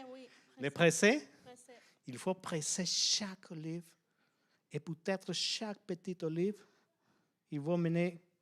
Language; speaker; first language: French; non-native, fluent; Spanish